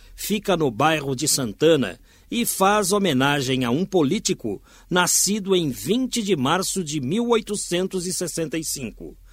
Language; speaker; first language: Portuguese; native; Portuguese